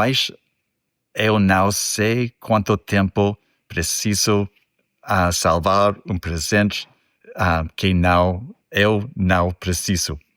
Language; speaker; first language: Portuguese; non-native, learner; English